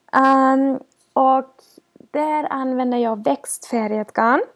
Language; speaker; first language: Swedish; non-native, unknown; German